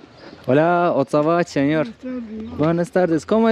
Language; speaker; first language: Spanish; non-native, learner; Turkish